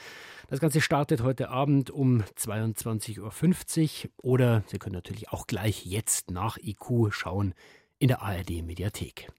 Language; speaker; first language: German; native; German